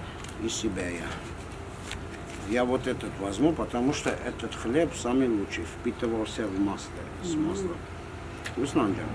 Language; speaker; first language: Russian; non-native, fluent; Armenian